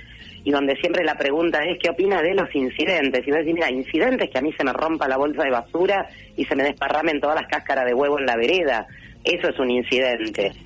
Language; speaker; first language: Spanish; native; Spanish